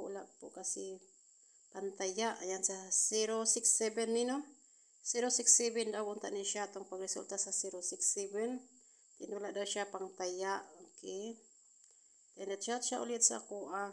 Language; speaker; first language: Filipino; non-native, local second language; Cebuano